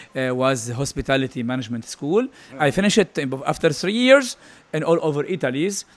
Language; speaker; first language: English; non-native, learner; Arabic